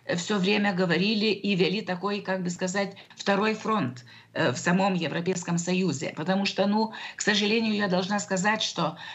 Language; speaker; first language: Russian; non-native, local second language; Lithuanian